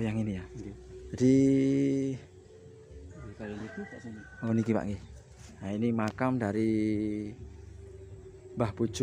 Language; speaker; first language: Indonesian; non-native, local second language; Javanese